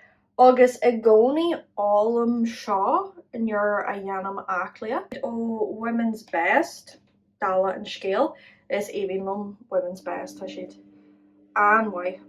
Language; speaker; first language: Irish; non-native, local second language; English